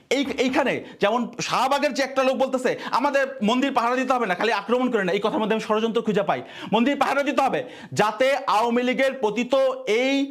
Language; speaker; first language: Bangla; native; Bangla